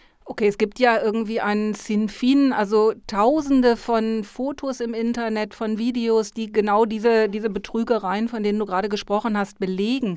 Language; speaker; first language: German; native; German